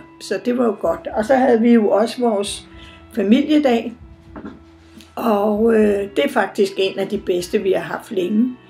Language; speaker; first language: Danish; native; Danish